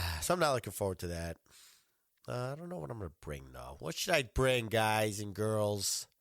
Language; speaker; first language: English; native; English